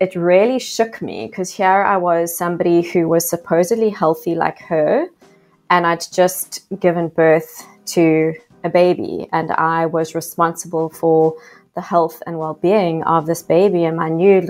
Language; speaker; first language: English; native; English